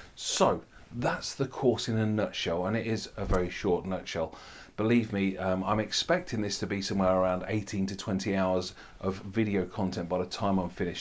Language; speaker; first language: English; native; English